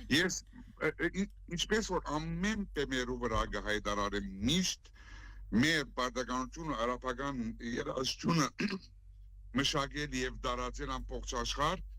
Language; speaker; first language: Armenian; native; Armenian